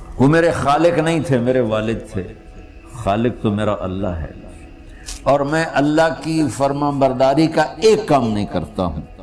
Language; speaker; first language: Urdu; non-native, local second language; Punjabi